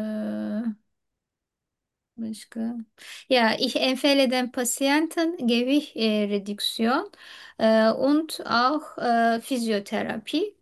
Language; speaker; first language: German; non-native, learner; Turkish